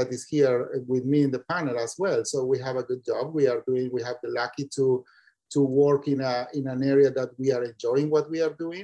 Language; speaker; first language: English; non-native, fluent; Spanish